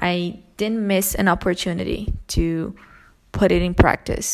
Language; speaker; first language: English; non-native, fluent; Portuguese